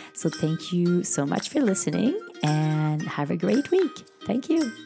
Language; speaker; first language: English; non-native, fluent; French